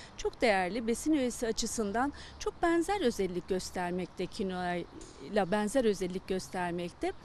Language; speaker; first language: Turkish; native; Turkish